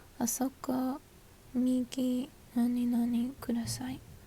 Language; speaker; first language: Japanese; non-native, learner; English